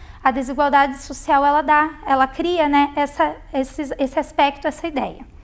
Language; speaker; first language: Portuguese; native; Portuguese